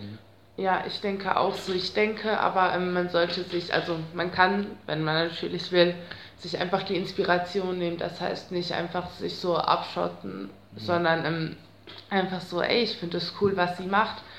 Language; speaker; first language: German; native; German